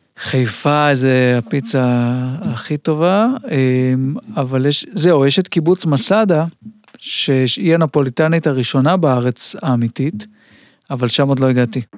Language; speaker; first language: Hebrew; native; Hebrew